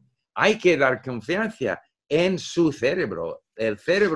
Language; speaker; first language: Spanish; non-native, fluent; English